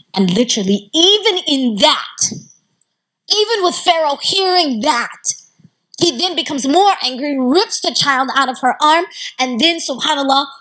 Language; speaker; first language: English; native; English